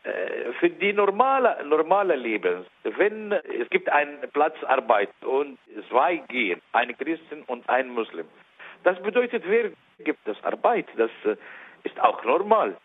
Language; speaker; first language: German; non-native, learner; Arabic